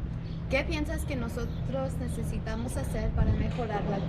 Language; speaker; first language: Spanish; non-native, learner; English